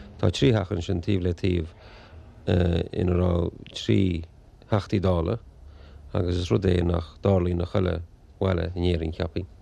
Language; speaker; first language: Irish; native; Irish